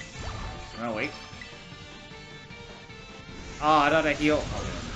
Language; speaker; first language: English; native; English